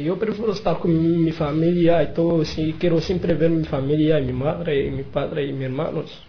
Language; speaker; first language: Spanish; non-native, learner; Arabic